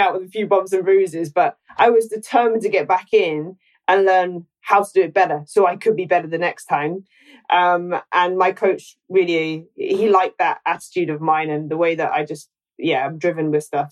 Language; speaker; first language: English; native; English